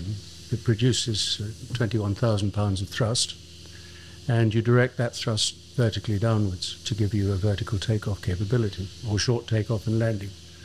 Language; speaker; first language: English; native; English